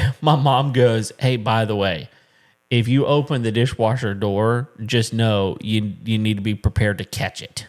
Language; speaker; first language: English; native; English